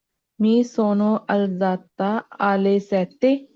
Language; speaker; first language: Italian; non-native, learner; Punjabi